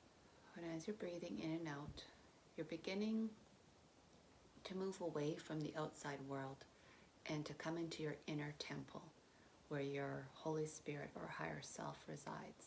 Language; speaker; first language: English; native; English